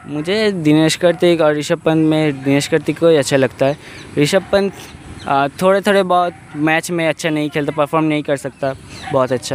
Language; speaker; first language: Hindi; non-native, local second language; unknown